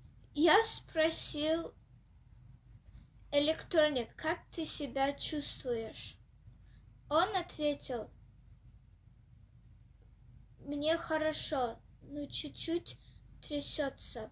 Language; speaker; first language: Russian; early bilingual, heritage; Russian